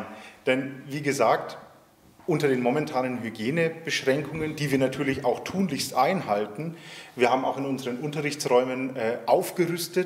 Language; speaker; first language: German; native; German